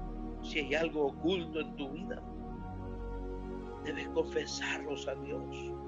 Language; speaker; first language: Spanish; native; Spanish